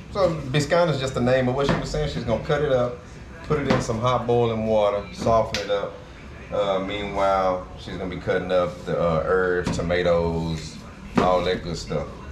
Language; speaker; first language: English; native; English